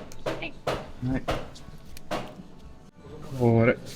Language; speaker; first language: Japanese; non-native, learner; Portuguese